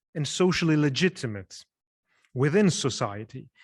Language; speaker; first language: English; non-native, fluent; Italian